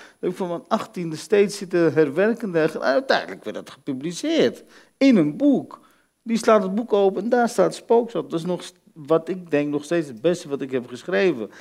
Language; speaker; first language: Dutch; early bilingual, other home language; Arabic